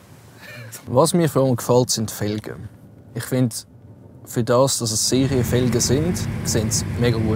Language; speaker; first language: German; native; German